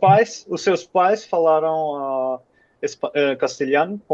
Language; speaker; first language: Portuguese; non-native, fluent; Finnish